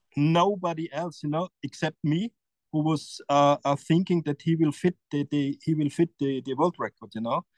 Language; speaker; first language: English; non-native, learner; German